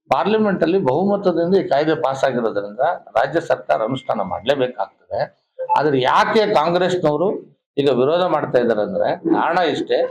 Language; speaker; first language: Kannada; native; Kannada